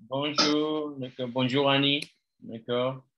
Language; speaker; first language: French; non-native, fluent; Spanish